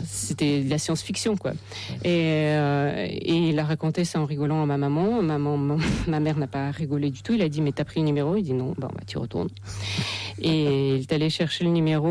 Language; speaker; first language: French; non-native, fluent; Russian